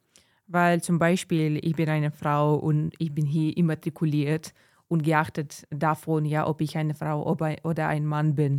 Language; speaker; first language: German; non-native, fluent; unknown